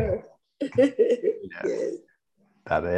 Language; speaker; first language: English; non-native, learner; Spanish